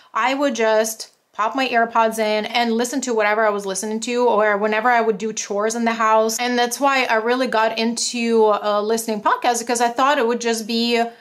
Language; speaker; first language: English; non-native, fluent; Russian